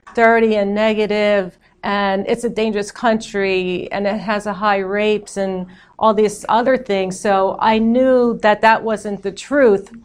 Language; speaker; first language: English; native; English